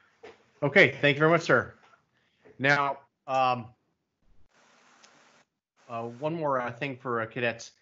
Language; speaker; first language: English; native; English